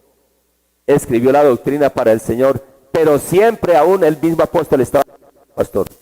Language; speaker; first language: Spanish; native; Spanish